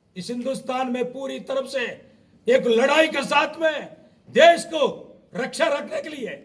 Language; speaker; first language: Hindi; non-native, local second language; Telugu